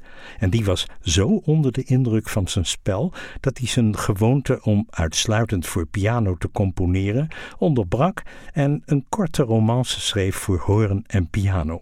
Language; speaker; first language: Dutch; native; Dutch